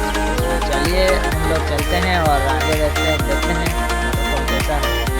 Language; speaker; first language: Hindi; native; Hindi